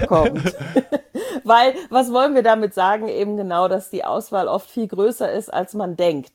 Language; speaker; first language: German; native; German